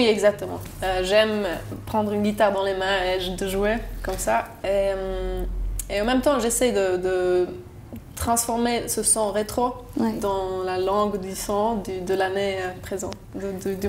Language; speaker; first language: French; non-native, local second language; German